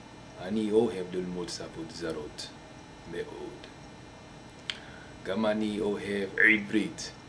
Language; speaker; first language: Hebrew; non-native, learner; English